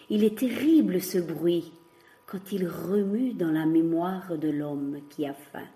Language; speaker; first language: French; non-native, fluent; Portuguese